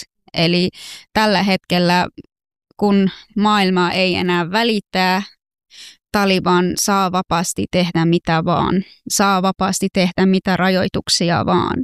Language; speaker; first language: Finnish; non-native, fluent; Persian